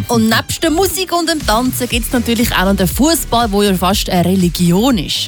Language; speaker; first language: German; native; German